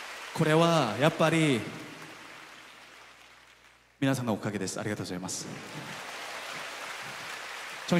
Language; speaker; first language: Japanese; non-native, fluent; Korean